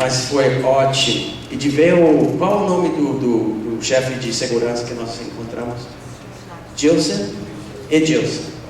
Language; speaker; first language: Portuguese; non-native, fluent; English